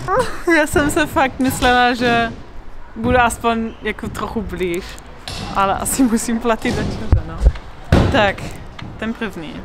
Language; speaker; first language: Czech; non-native, learner; English